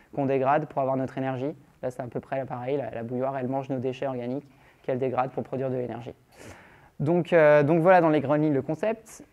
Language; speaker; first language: French; native; French